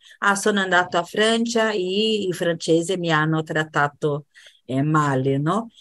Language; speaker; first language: Italian; non-native, fluent; Portuguese